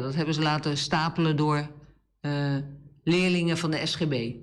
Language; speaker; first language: Dutch; native; Dutch